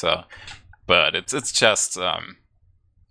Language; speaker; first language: English; non-native, fluent; German